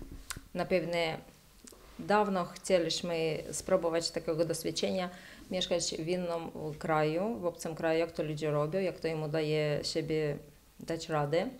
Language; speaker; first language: Polish; non-native, learner; Ukrainian